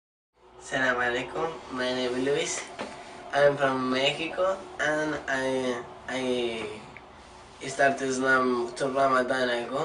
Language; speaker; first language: English; non-native, learner; Spanish